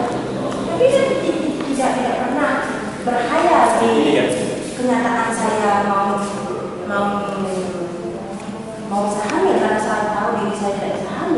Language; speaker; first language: Indonesian; non-native, local second language; Balinese